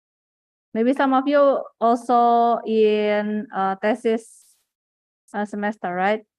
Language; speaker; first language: English; non-native, fluent; Indonesian